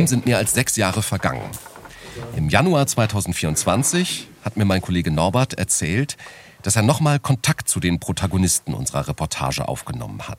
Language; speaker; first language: German; native; German